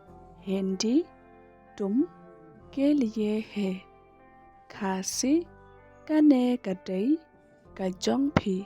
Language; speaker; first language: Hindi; non-native, local second language; Khasi